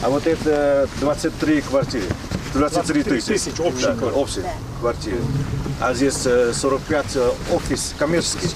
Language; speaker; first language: Russian; non-native, local second language; Kyrgyz